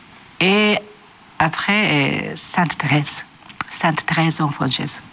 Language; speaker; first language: French; non-native, learner; Japanese